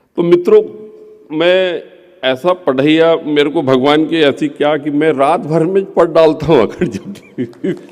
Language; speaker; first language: Hindi; non-native, local second language; Gondi